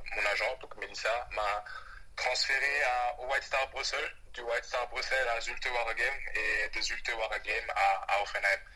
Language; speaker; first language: French; early bilingual, other home language; Wolof